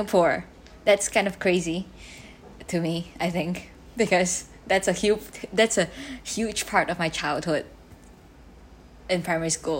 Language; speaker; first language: English; non-native, local second language; Chinese